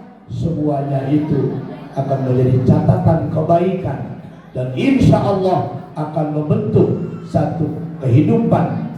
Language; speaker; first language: Indonesian; native; Indonesian